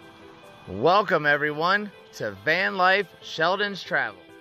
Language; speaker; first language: English; native; English